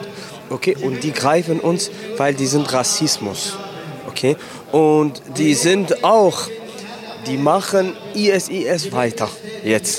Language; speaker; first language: German; non-native, learner; Kurdish